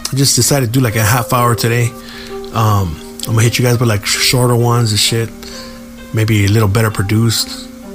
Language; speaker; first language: English; early bilingual, other home language; Spanish